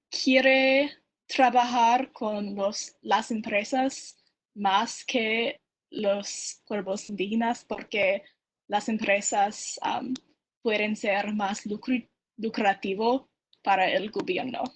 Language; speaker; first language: Spanish; non-native, learner; English